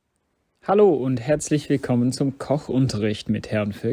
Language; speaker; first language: German; non-native, fluent; English